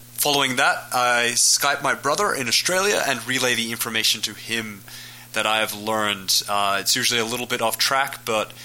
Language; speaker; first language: English; native; English